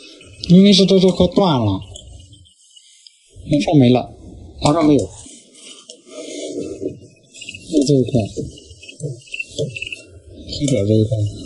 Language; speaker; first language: Chinese; native; Chinese